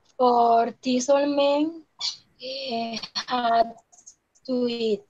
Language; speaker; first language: English; non-native, learner; Spanish